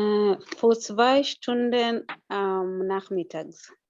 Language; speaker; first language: German; non-native, learner; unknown